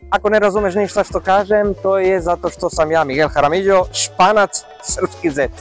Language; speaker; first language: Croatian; non-native, learner; Spanish